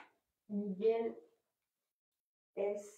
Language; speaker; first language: Spanish; non-native, learner; French